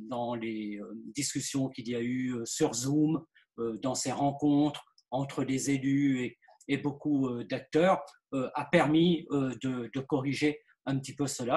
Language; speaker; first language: French; native; French